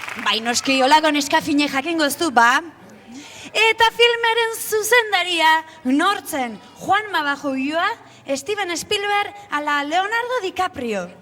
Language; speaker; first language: Basque; native; Basque